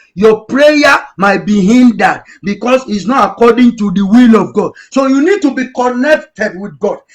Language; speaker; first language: English; non-native, local second language; Yoruba